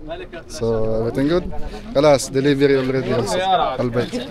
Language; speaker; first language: English; non-native, local second language; Filipino